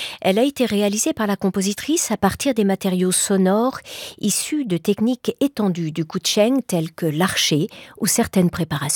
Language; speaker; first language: French; native; French